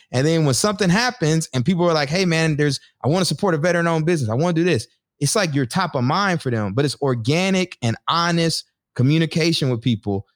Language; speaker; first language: English; native; English